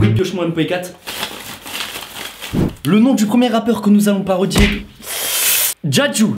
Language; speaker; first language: French; native; French